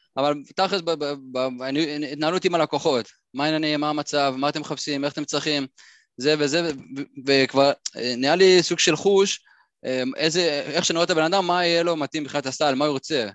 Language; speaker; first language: Hebrew; native; Hebrew